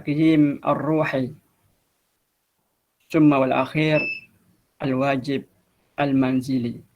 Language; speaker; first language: Arabic; non-native, fluent; Malay